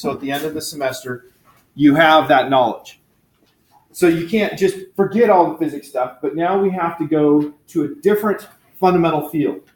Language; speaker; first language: English; native; English